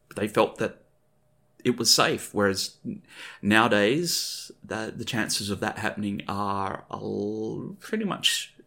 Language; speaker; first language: English; native; English